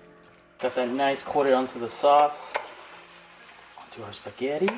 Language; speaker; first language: English; native; English